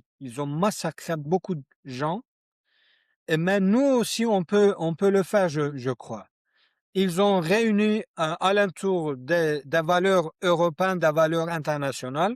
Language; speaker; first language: French; non-native, learner; Kurdish